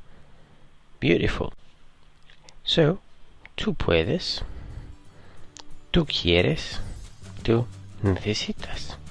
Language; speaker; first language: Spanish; non-native, fluent; English